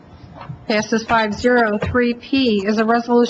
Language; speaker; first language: English; native; English